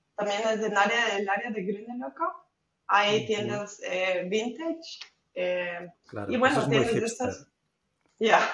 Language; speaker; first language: Spanish; native; Spanish